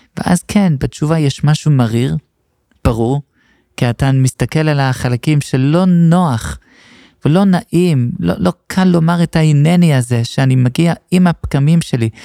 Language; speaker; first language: Hebrew; non-native, fluent; English